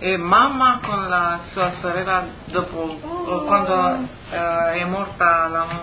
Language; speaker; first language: Italian; early bilingual, heritage; Italian